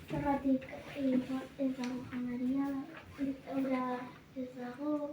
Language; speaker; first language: Basque; non-native, local second language; Spanish